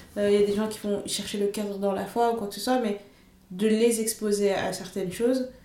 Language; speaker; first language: French; early bilingual, other home language; Lingala